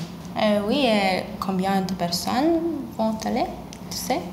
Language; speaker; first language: French; non-native, learner; Lithuanian